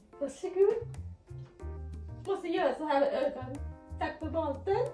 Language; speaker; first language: Swedish; non-native, learner; Thai